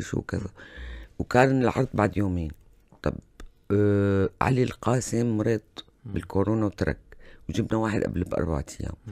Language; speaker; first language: Arabic; native; Arabic